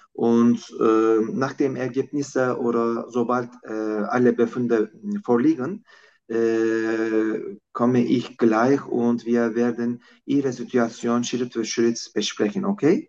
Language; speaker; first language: German; non-native, fluent; Turkish